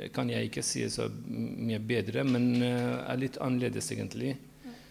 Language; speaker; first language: Norwegian; non-native, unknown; Central Kurdish